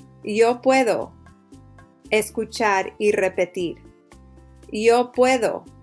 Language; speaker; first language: Spanish; non-native, fluent; English